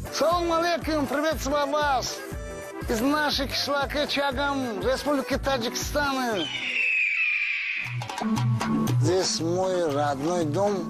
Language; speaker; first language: Russian; non-native, learner; Tajik